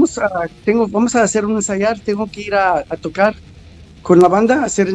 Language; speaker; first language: Spanish; early bilingual, heritage; English